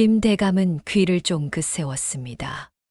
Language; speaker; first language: Korean; native; Korean